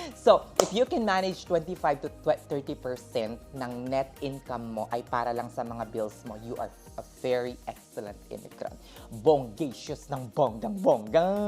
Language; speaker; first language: Filipino; native; Filipino